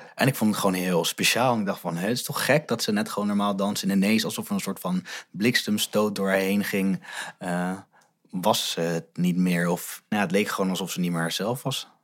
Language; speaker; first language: Dutch; native; Dutch